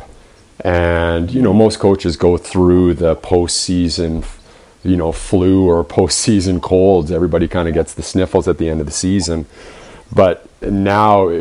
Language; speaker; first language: English; native; English